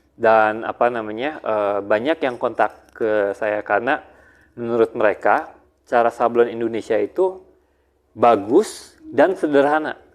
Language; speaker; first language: Indonesian; early bilingual, heritage; Indonesian